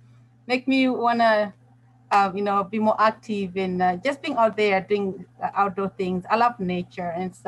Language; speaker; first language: English; non-native, local second language; Nyanja